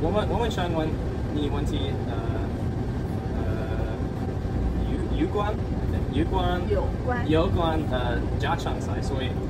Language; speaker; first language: Chinese; non-native, learner; English